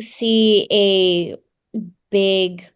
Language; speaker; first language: English; native; English